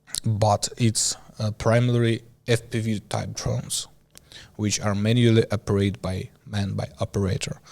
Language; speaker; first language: English; non-native, learner; Ukrainian